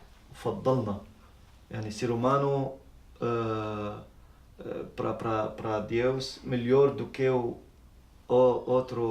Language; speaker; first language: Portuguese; non-native, learner; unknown